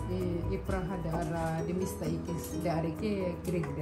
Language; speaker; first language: Norwegian; non-native, learner; Filipino